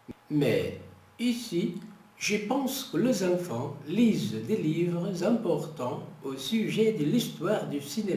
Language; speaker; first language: French; non-native, fluent; Portuguese